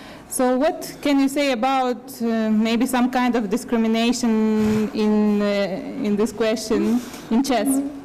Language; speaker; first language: English; non-native, fluent; Ukrainian